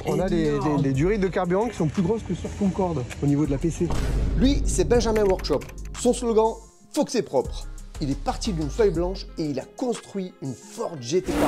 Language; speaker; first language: French; native; French